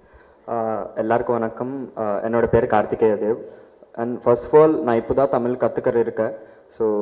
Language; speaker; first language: Tamil; non-native, learner; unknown